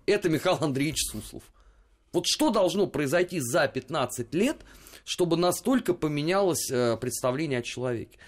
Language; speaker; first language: Russian; native; Russian